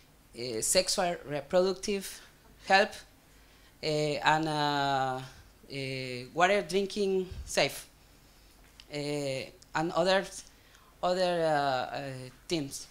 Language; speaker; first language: English; non-native, learner; Spanish